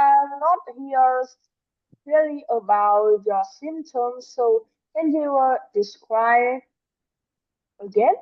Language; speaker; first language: English; non-native, learner; Vietnamese